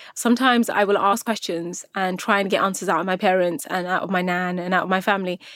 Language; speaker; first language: English; native; English